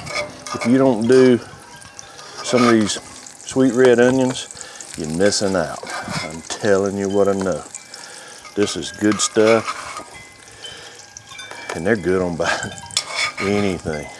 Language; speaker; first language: English; native; English